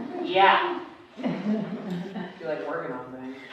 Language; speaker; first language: English; native; English